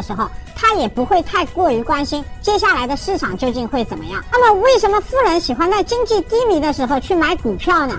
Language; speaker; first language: Chinese; native; Chinese